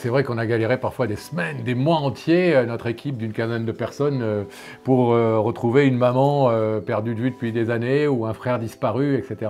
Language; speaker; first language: French; native; French